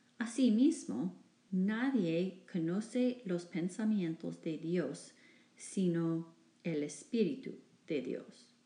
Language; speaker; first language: Spanish; non-native, fluent; English